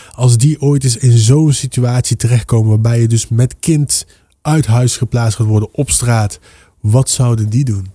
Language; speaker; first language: Dutch; early bilingual, other home language; Papiamento